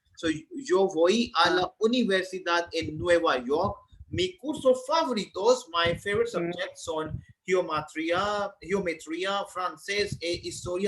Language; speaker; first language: Spanish; non-native, fluent; Hindi